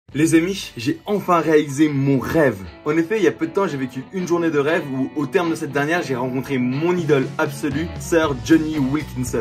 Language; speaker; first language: French; native; French